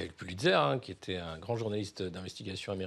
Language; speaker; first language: French; native; French